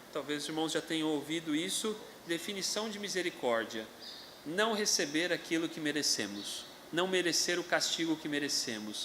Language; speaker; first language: Portuguese; native; Portuguese